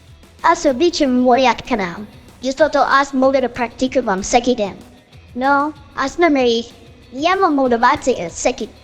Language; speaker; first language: Bulgarian; non-native, learner; Chinese